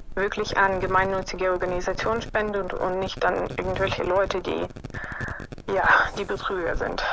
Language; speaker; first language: German; non-native, fluent; Ukrainian